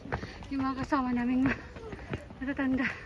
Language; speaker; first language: Japanese; non-native, learner; Filipino